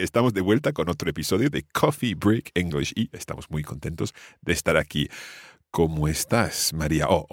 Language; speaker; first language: Spanish; non-native, fluent; English